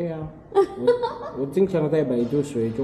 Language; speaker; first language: Chinese; non-native, learner; Shona